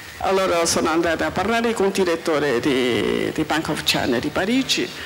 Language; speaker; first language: Italian; non-native, learner; Chinese